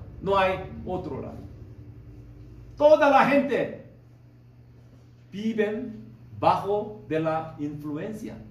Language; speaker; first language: Spanish; non-native, fluent; Korean